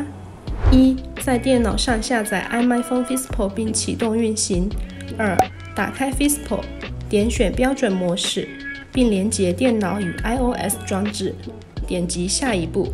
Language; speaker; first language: Chinese; native; Chinese